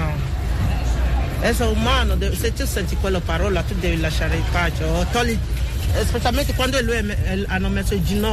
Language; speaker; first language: Italian; non-native, learner; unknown